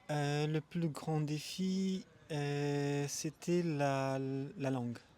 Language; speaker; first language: French; non-native, local second language; Malagasy